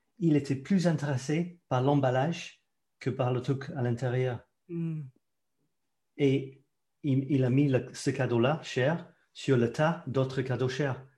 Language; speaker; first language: French; non-native, fluent; English